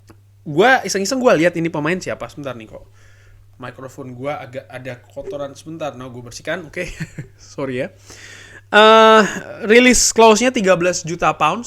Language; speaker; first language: Indonesian; native; Indonesian